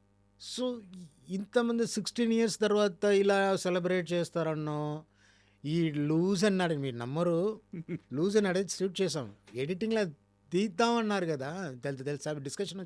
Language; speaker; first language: Telugu; non-native, learner; Tamil